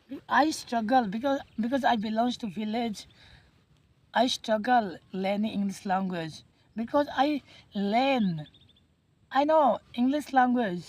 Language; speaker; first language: English; non-native, learner; Hindi